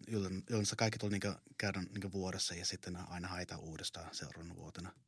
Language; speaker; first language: Finnish; early bilingual, heritage; Finnish